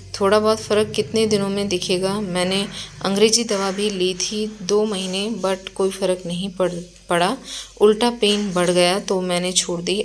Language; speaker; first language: Hindi; native; Hindi